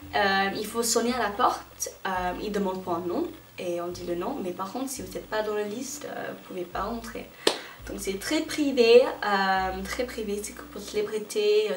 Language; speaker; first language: French; non-native, fluent; English